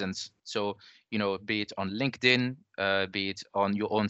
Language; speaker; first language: English; non-native, fluent; French